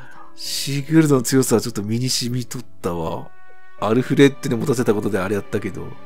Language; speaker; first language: Japanese; native; Japanese